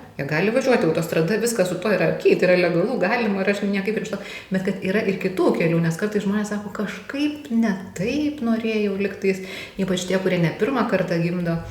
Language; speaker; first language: Lithuanian; native; Lithuanian